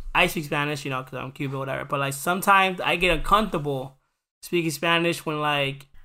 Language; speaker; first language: English; early bilingual, other home language; Spanish